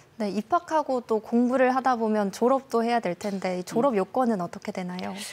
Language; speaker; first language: Korean; native; Korean